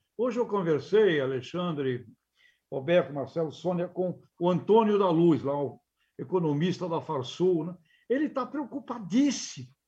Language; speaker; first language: Portuguese; native; Portuguese